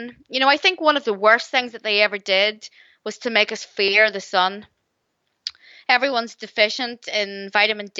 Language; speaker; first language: English; native; English